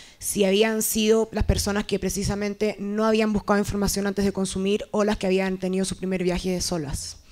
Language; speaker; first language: Spanish; native; Spanish